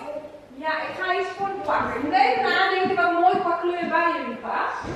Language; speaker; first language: Dutch; native; Dutch